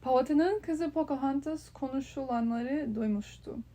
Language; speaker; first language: Turkish; non-native, learner; English